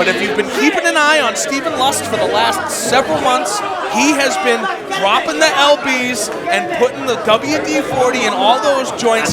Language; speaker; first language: English; native; English